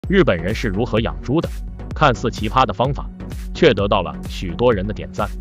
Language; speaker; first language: Chinese; native; Chinese